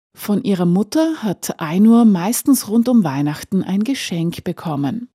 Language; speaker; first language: German; native; German